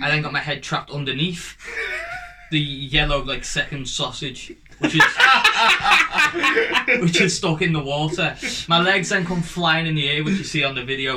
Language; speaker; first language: English; native; English